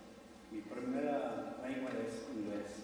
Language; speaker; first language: Spanish; non-native, learner; English